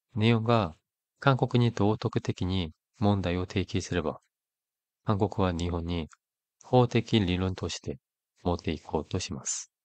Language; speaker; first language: Japanese; non-native, fluent; Korean